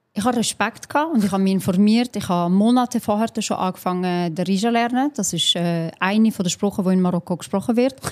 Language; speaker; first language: German; early bilingual, other home language; Albanian